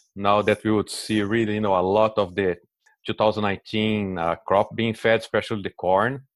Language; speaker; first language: English; non-native, fluent; Portuguese